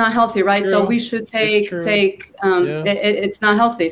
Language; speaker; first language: English; non-native, fluent; Albanian